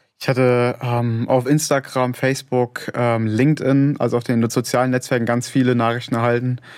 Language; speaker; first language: German; native; German